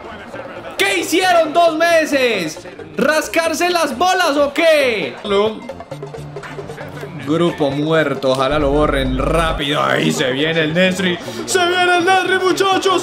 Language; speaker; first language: Spanish; native; Spanish